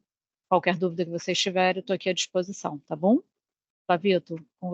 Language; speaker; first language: Portuguese; native; Portuguese